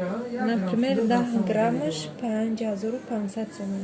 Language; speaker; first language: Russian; non-native, local second language; Tajik